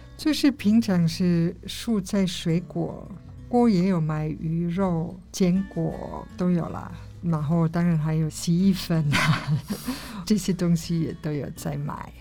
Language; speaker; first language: Chinese; non-native, fluent; German